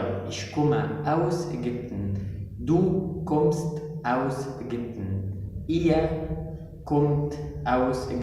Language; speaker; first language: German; non-native, fluent; Arabic